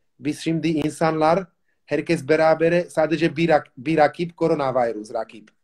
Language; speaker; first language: Turkish; non-native, learner; Slovak